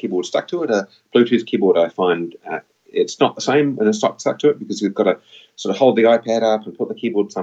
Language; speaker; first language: English; native; English